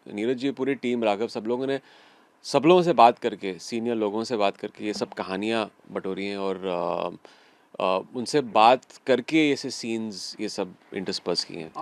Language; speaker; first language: Hindi; native; Hindi